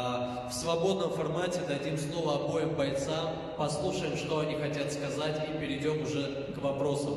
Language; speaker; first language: Russian; native; Russian